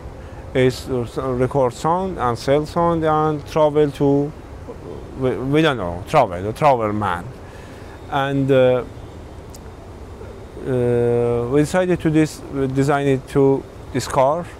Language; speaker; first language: English; non-native, learner; Persian